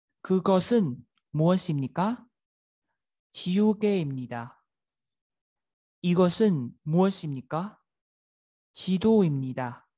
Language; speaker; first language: Korean; non-native, fluent; Vietnamese